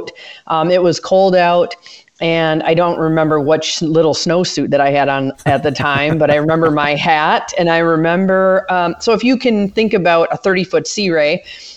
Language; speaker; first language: English; native; English